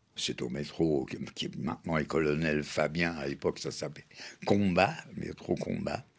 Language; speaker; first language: French; native; French